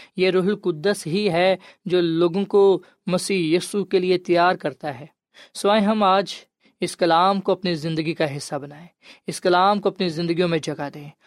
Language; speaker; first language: Urdu; non-native, local second language; Punjabi